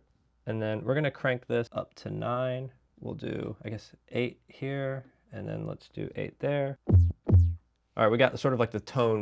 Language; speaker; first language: English; native; English